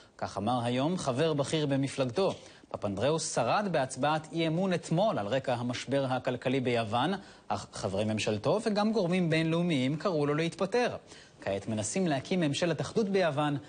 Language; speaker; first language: Hebrew; native; Hebrew